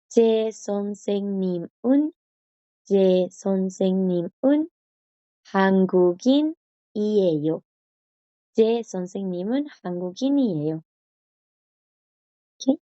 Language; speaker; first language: Korean; non-native, fluent; Spanish